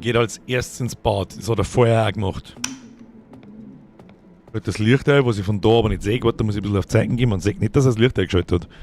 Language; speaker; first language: German; native; German